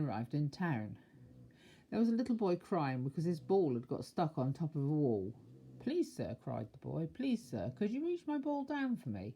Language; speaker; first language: English; native; English